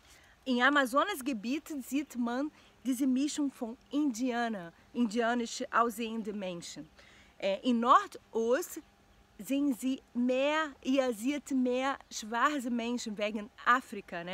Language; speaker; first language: German; non-native, learner; Portuguese